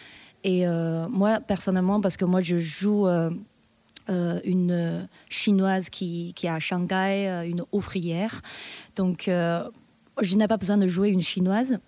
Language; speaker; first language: French; non-native, fluent; Chinese